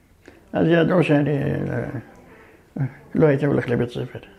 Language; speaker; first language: Hebrew; early bilingual, other home language; Arabic